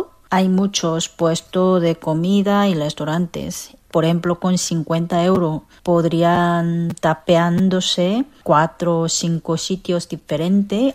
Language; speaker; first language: Spanish; non-native, fluent; Korean